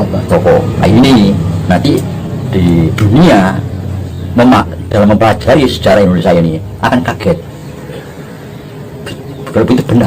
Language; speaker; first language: Indonesian; native; Indonesian